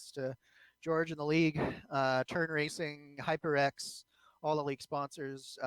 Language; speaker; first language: English; native; English